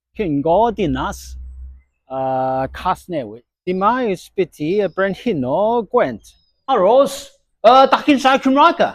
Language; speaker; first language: Welsh; non-native, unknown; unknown